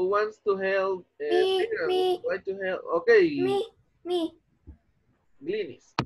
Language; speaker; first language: English; non-native, fluent; Spanish